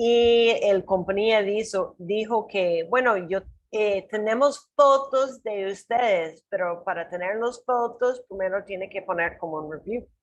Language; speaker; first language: Spanish; non-native, learner; English